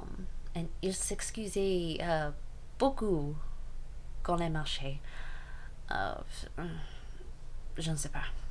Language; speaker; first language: French; non-native, learner; English